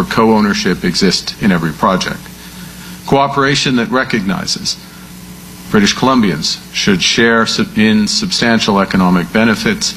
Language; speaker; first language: English; native; English